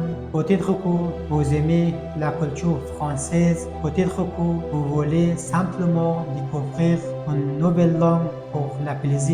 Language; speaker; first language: French; non-native, fluent; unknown